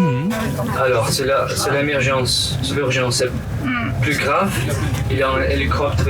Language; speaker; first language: French; non-native, learner; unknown